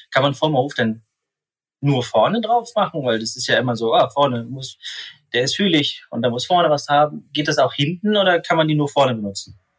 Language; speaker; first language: German; native; German